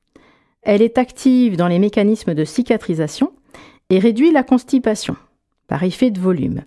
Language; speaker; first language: French; native; French